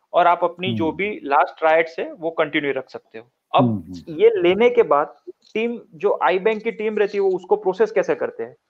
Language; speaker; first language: Hindi; non-native, local second language; Gujarati